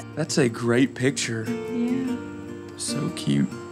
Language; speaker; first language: English; native; English